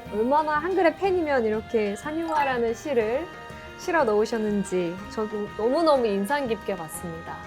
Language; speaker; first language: Korean; native; Korean